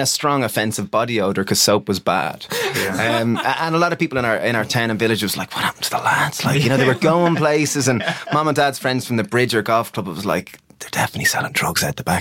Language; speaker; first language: English; native; English